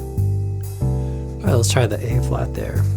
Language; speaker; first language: English; native; English